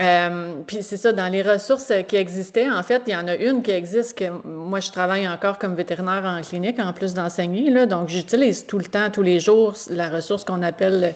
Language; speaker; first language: French; native; French